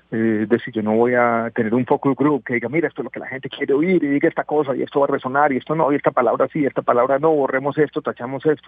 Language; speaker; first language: Spanish; native; Spanish